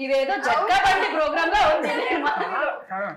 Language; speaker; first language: Telugu; native; Telugu